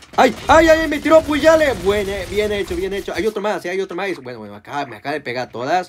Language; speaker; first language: Spanish; native; Spanish